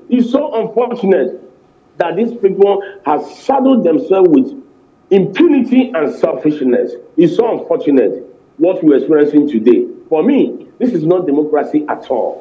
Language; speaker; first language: English; non-native, local second language; Igbo